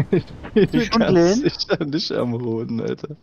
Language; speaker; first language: German; native; German